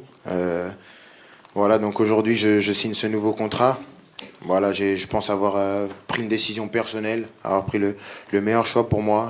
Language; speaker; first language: French; native; French